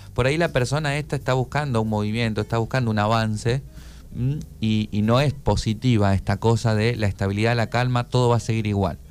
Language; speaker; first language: Spanish; native; Spanish